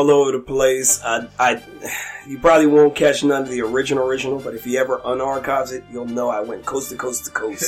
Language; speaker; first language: English; native; English